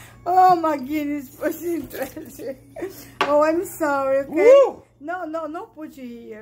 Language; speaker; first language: English; non-native, learner; Portuguese